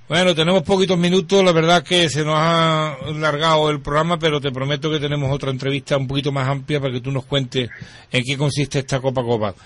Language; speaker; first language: Spanish; native; Spanish